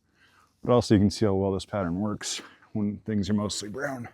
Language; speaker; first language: English; native; English